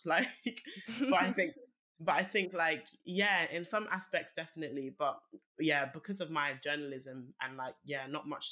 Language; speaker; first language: English; native; English